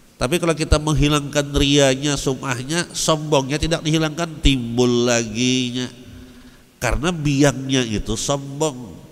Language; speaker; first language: Indonesian; non-native, local second language; Banjar